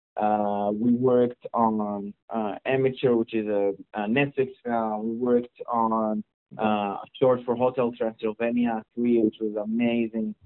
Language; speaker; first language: English; non-native, fluent; Hebrew